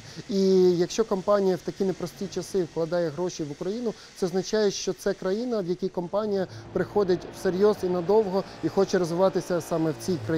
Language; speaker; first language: Ukrainian; native; Ukrainian